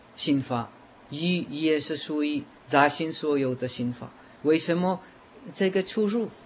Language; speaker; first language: Chinese; non-native, fluent; Czech